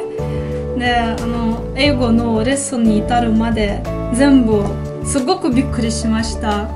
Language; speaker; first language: Japanese; non-native, fluent; Russian